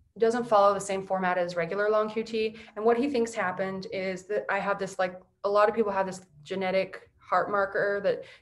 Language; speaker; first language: English; native; English